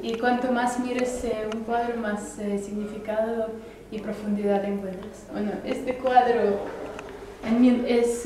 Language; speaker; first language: Spanish; early bilingual, other home language; Russian